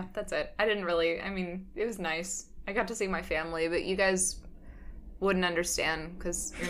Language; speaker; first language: English; native; English